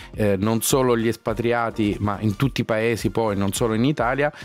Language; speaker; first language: Italian; native; Italian